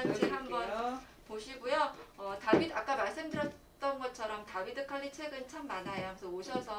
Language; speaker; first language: Korean; native; Korean